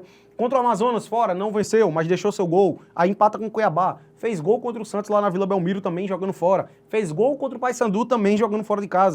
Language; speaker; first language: Portuguese; native; Portuguese